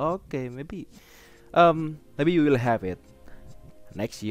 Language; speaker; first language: English; non-native, learner; Indonesian